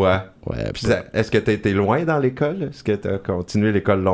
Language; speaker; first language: French; native; French